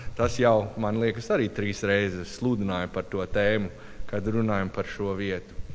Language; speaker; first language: Latvian; non-native, learner; English